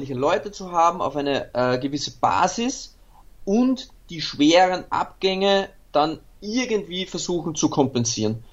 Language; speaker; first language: German; native; German